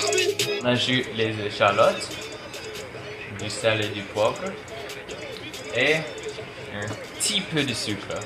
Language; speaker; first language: French; non-native, fluent; English